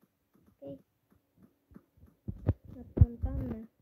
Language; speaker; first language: Finnish; non-native, learner; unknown